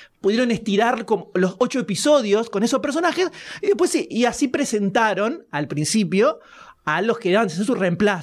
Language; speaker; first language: Spanish; native; Spanish